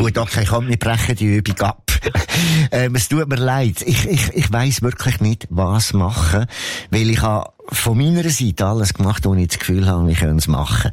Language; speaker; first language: German; native; German